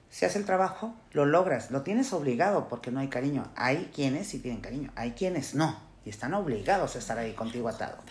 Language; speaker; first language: Spanish; native; Spanish